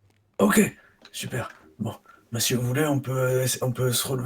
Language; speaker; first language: French; native; French